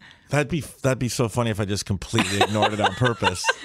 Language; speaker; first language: English; early bilingual, other home language; Spanish